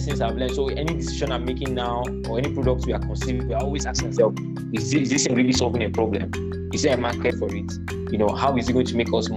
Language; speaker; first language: English; non-native, local second language; Igbo